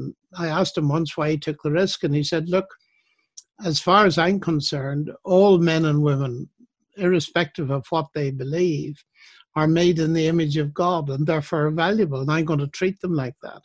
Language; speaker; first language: English; native; English